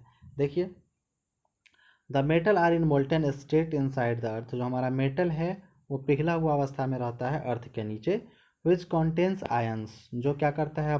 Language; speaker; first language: Hindi; native; Hindi